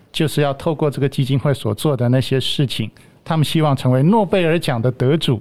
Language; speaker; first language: Chinese; native; Chinese